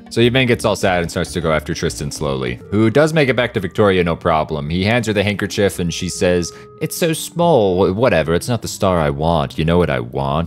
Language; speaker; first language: English; native; English